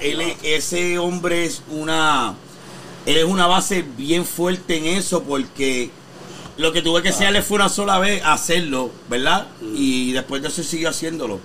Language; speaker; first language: Spanish; native; Spanish